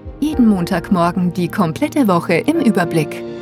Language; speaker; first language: German; native; German